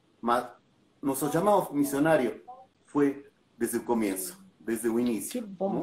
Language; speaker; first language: Portuguese; non-native, learner; Spanish